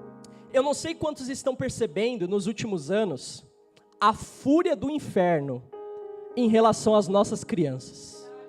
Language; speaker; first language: Portuguese; native; Portuguese